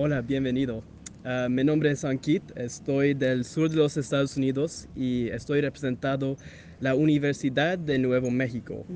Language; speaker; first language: Spanish; non-native, learner; English